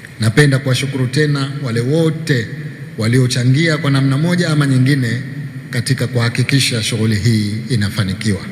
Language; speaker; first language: Swahili; native; Swahili